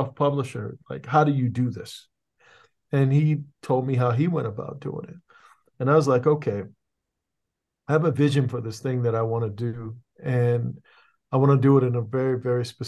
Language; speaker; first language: English; native; English